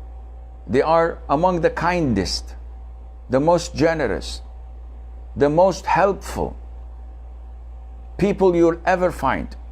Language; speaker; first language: English; non-native, fluent; Arabic